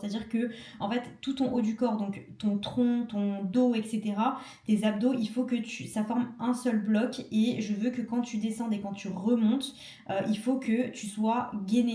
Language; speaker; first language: French; native; French